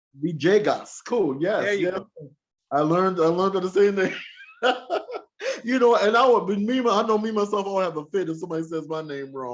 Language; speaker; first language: English; native; English